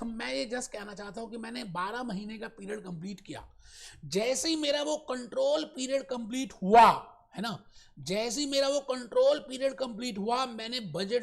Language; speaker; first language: Hindi; native; Hindi